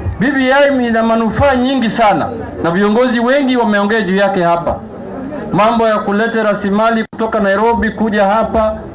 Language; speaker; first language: Swahili; non-native, local second language; Luo (Kenya and Tanzania)